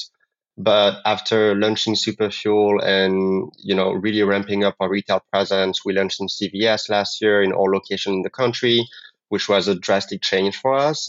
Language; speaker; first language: English; non-native, fluent; French